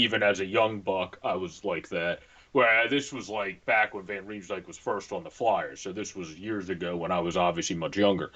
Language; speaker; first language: English; native; English